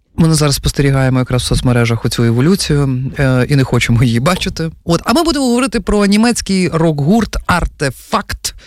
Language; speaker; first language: Ukrainian; native; Ukrainian